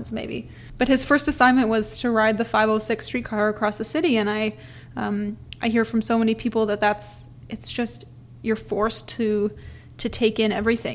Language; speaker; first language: English; native; English